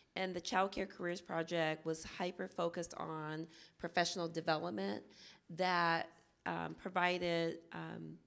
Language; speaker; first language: English; native; English